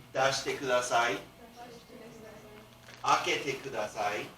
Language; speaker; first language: Japanese; non-native, fluent; English